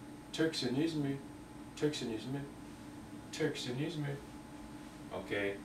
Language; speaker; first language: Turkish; non-native, learner; English